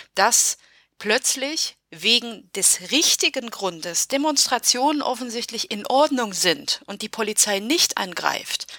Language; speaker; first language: German; early bilingual, other home language; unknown